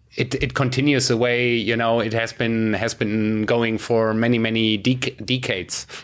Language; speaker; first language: English; non-native, fluent; German